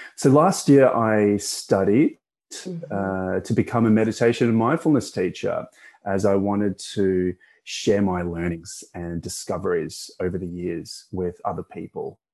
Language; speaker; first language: English; native; English